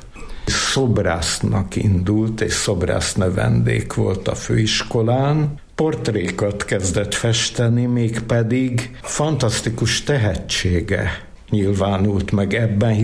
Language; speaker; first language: Hungarian; native; Hungarian